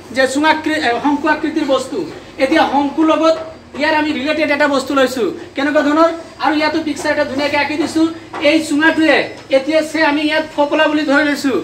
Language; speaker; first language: Assamese; non-native, local second language; Bangla